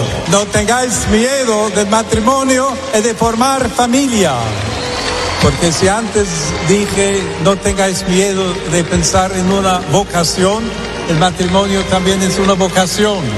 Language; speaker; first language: Spanish; non-native, fluent; English